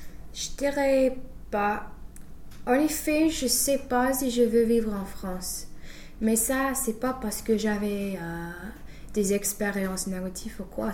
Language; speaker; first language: French; non-native, fluent; English